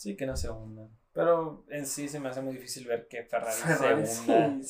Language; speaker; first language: Spanish; native; Spanish